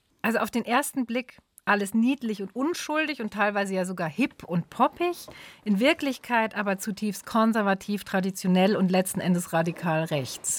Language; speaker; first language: German; native; German